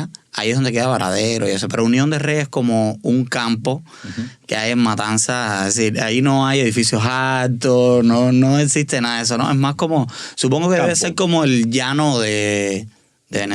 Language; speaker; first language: Spanish; native; Spanish